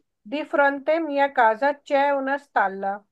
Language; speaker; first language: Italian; non-native, fluent; Hindi